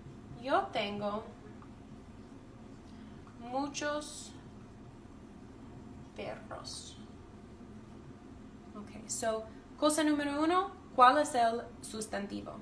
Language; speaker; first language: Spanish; non-native, fluent; English